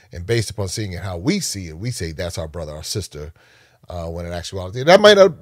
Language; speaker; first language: English; native; English